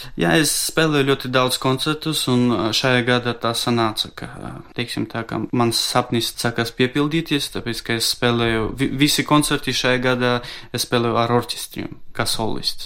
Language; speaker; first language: Latvian; non-native, local second language; Russian